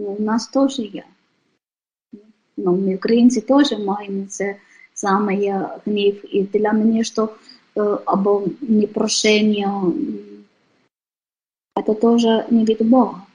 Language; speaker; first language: Ukrainian; non-native, fluent; Polish